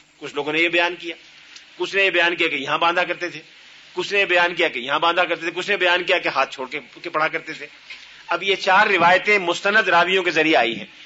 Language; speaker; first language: Urdu; native; Urdu